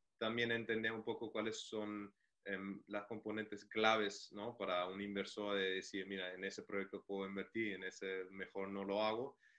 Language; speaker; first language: Spanish; non-native, fluent; German